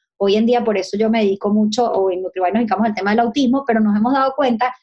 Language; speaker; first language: Spanish; native; Spanish